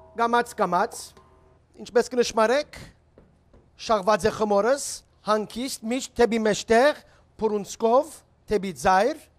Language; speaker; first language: Armenian; early bilingual, heritage; Armenian